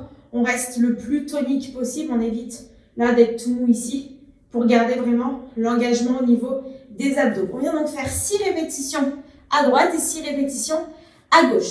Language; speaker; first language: French; native; French